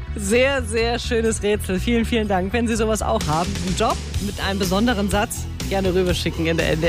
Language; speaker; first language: German; native; German